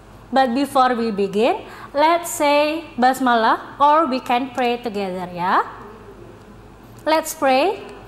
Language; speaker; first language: English; non-native, fluent; Indonesian